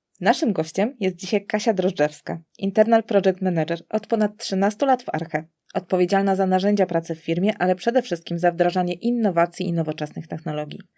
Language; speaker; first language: Polish; native; Polish